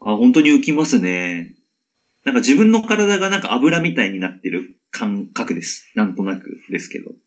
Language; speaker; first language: Japanese; native; Japanese